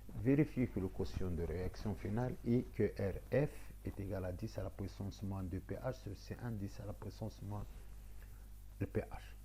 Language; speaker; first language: French; non-native, local second language; Arabic